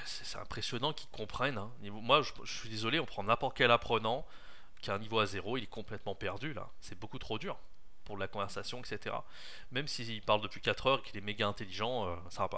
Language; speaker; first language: French; native; French